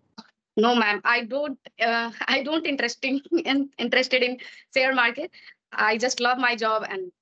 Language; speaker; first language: English; non-native, learner; Maithili